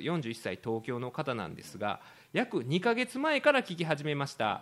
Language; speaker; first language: Japanese; native; Japanese